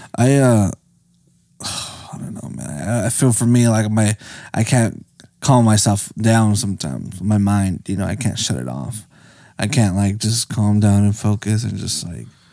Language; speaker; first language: English; native; English